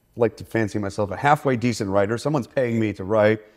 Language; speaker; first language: English; native; English